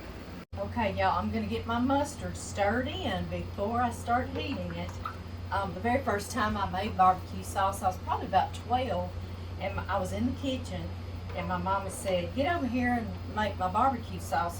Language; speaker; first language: English; native; English